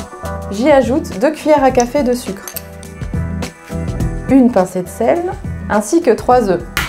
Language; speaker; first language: French; native; French